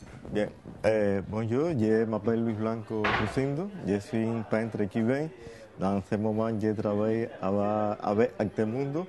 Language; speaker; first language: French; non-native, learner; Spanish